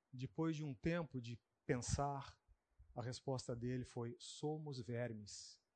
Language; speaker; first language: Portuguese; native; Portuguese